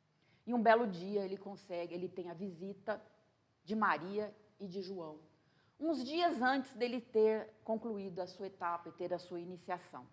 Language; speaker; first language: Portuguese; native; Portuguese